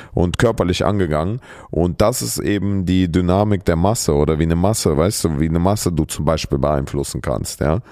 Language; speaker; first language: German; early bilingual, other home language; Russian